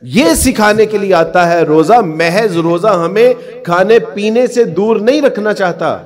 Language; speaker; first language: Urdu; non-native, local second language; Punjabi